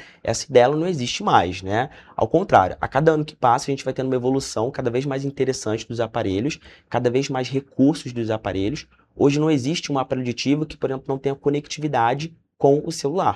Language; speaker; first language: Portuguese; native; Portuguese